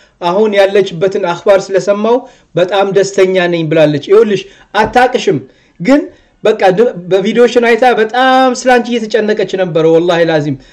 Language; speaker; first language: Amharic; early bilingual, heritage; Amharic